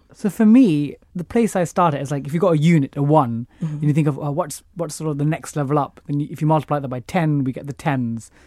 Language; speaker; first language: English; native; English